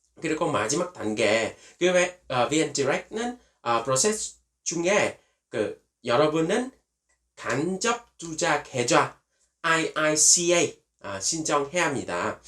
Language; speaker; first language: Korean; non-native, fluent; Vietnamese